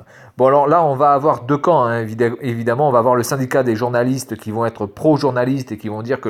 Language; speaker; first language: French; native; French